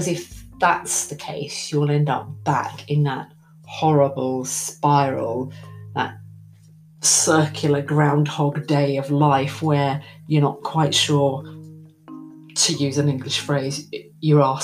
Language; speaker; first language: English; native; English